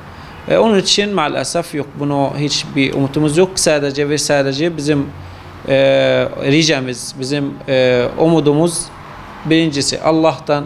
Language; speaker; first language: Turkish; non-native, fluent; Arabic